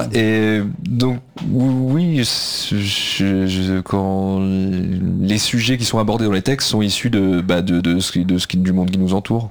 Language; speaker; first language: French; native; French